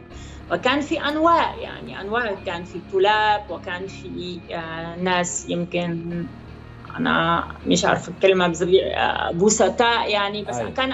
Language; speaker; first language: Arabic; non-native, fluent; Dutch